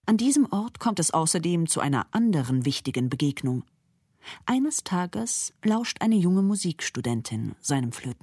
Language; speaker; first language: German; native; German